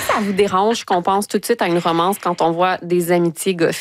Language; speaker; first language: French; native; French